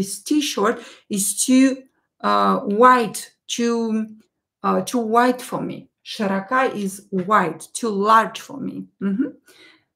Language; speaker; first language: English; non-native, fluent; Russian